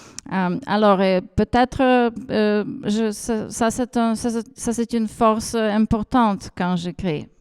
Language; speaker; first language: French; non-native, fluent; Ukrainian